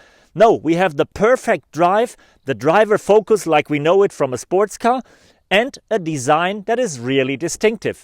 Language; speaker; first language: English; non-native, fluent; German